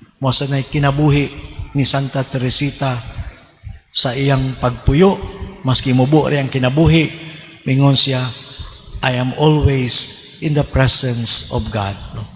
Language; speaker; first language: Cebuano; native; Cebuano